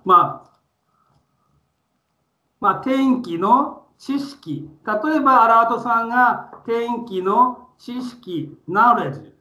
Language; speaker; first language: Japanese; non-native, fluent; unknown